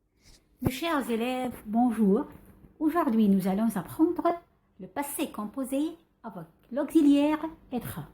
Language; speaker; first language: French; non-native, fluent; Arabic